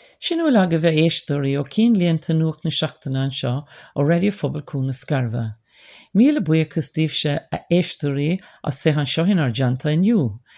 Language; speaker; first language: Irish; non-native, local second language; English